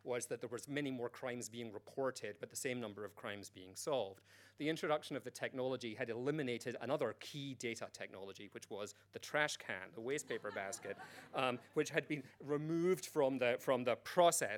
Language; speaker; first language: English; native; English